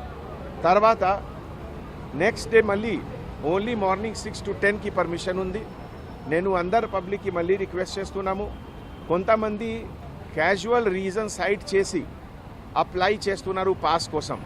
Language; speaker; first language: Telugu; non-native, fluent; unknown